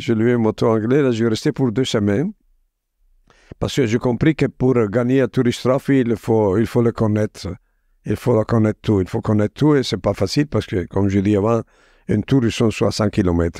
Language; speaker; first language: French; non-native, fluent; Italian